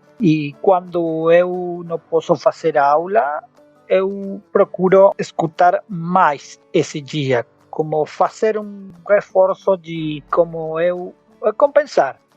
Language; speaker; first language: Portuguese; non-native, learner; Spanish